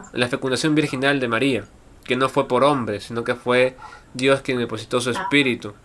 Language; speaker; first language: Spanish; native; Spanish